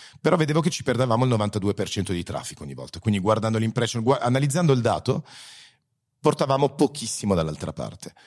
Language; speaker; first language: Italian; early bilingual, heritage; Italian